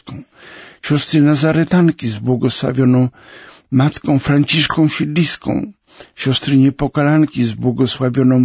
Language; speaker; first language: Polish; native; Polish